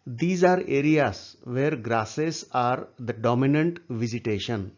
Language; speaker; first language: English; non-native, local second language; Marathi